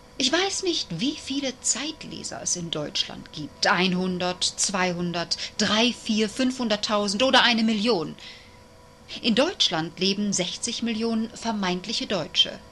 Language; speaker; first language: German; native; German